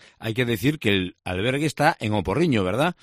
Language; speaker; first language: Spanish; native; Spanish